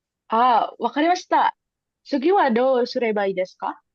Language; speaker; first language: Japanese; non-native, learner; Indonesian